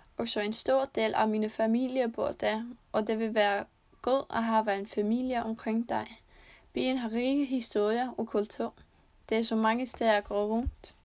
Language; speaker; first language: Danish; non-native, learner; Icelandic